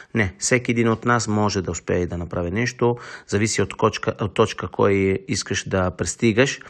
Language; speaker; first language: Bulgarian; non-native, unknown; Italian